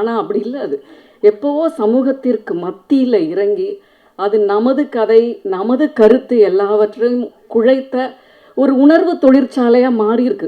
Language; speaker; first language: Tamil; native; Tamil